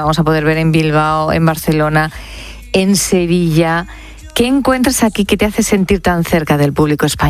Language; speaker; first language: Spanish; native; Spanish